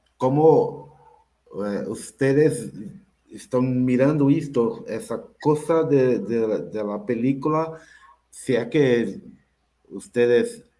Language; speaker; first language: Spanish; non-native, learner; Portuguese